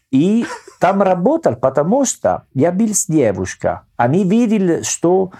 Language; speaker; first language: Russian; non-native, learner; Italian